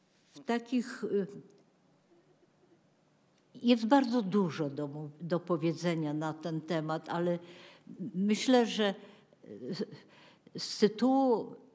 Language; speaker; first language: Polish; native; Polish